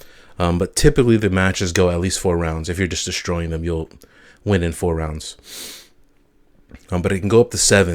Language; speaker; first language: English; native; English